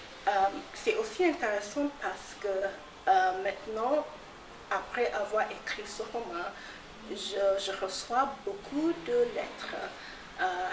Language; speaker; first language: French; non-native, fluent; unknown